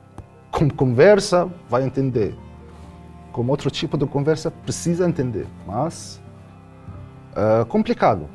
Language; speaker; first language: Portuguese; non-native, learner; Arabic